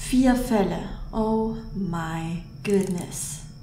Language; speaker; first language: English; non-native, learner; German